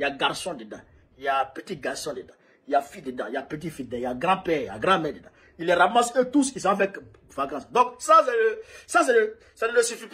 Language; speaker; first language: French; non-native, local second language; Bambara